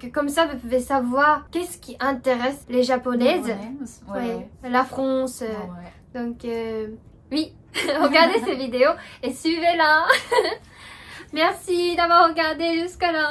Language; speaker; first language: French; non-native, fluent; Japanese